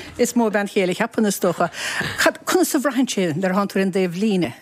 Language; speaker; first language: Irish; native; Irish